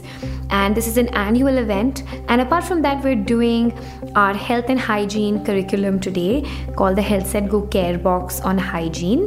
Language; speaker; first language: English; non-native, local second language; Hindi